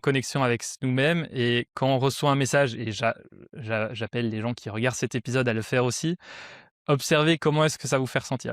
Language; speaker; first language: French; native; French